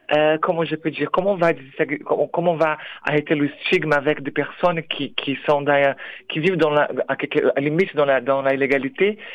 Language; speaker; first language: French; non-native, fluent; Portuguese